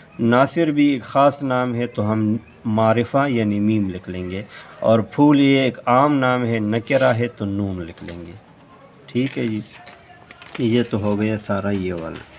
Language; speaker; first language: Urdu; non-native, local second language; Pashto